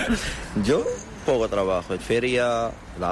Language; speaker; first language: Spanish; non-native, learner; Arabic